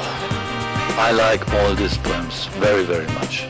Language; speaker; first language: English; non-native, learner; German